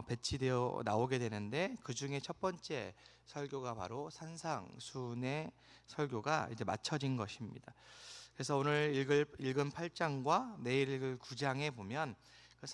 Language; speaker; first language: Korean; native; Korean